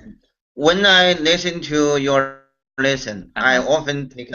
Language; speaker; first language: English; non-native, learner; Chinese